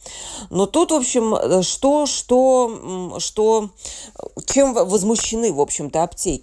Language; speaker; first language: Russian; native; Russian